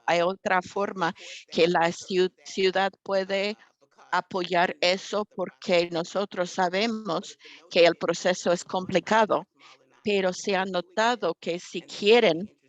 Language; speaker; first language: Spanish; non-native, fluent; English